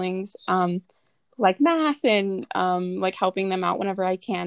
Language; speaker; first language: English; native; English